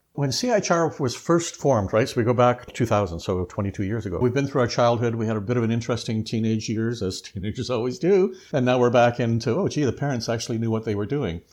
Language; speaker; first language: English; native; English